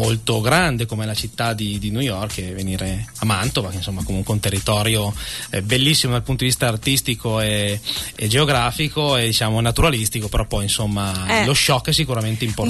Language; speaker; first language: Italian; native; Italian